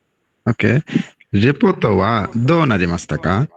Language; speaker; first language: Japanese; non-native, learner; Bangla